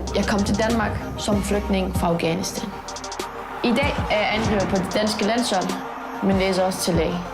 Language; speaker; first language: Danish; early bilingual, other home language; Persian